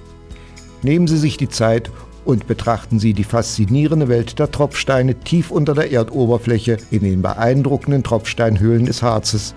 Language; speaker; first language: German; native; German